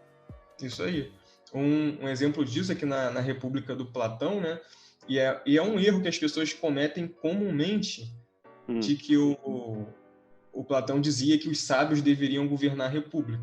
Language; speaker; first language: Portuguese; native; Portuguese